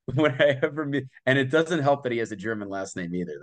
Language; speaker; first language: English; native; English